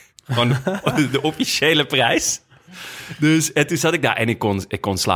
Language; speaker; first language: Dutch; native; Dutch